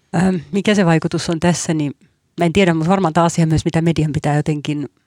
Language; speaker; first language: Finnish; native; Finnish